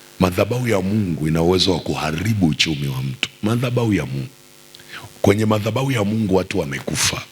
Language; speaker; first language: Swahili; native; Swahili